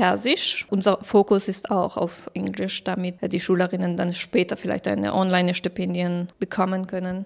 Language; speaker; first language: German; non-native, fluent; Persian